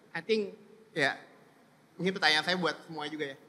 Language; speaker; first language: Indonesian; native; Indonesian